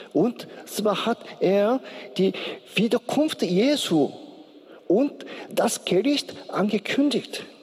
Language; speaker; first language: German; non-native, learner; Korean